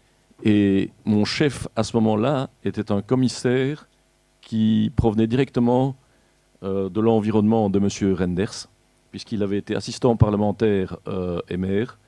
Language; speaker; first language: French; native; French